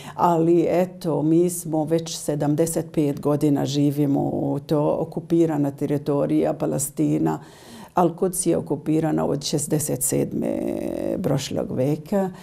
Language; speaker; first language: Serbian; non-native, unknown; Arabic